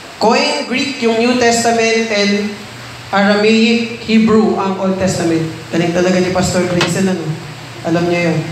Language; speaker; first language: Filipino; non-native, local second language; Iloko